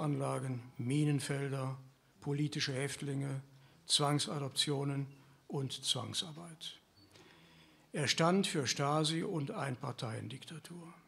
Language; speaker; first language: German; native; German